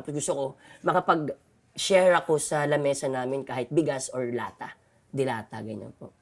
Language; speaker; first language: Filipino; non-native, local second language; Cebuano